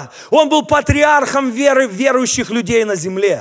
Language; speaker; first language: Russian; native; Russian